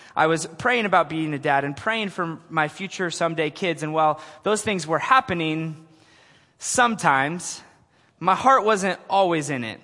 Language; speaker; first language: English; native; English